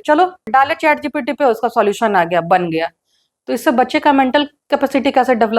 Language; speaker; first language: Hindi; native; Hindi